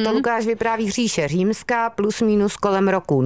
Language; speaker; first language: Czech; native; Czech